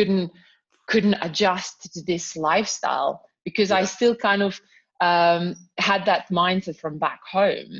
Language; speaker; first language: English; non-native, fluent; Croatian